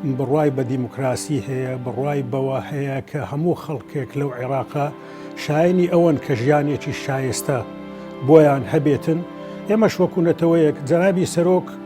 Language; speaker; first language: Central Kurdish; non-native, local second language; Turkish